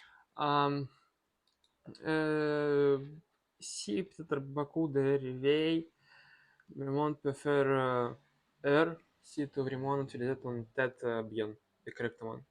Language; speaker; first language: French; non-native, learner; Russian